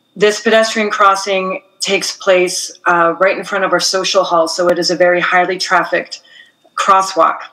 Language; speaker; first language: English; native; English